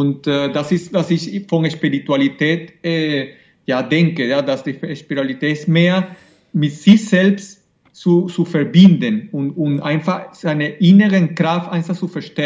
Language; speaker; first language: German; non-native, fluent; Spanish